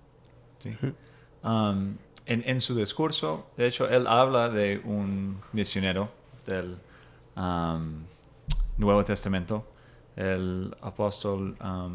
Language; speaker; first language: Spanish; non-native, fluent; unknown